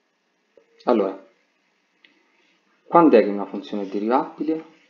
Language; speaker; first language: Italian; native; Italian